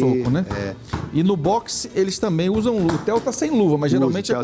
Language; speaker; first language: Portuguese; native; Portuguese